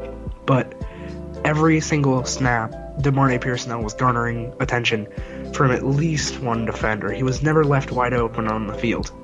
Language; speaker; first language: English; native; English